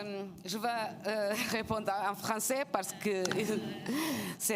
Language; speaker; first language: French; non-native, fluent; Portuguese